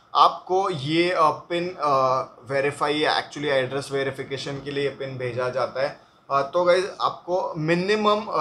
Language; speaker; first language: Hindi; non-native, local second language; Marathi